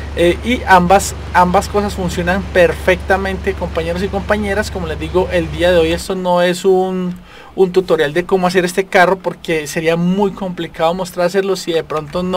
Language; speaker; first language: Spanish; native; Spanish